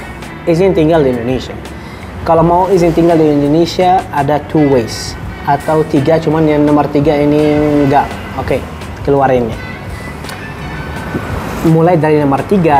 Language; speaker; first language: Indonesian; non-native, fluent; Arabic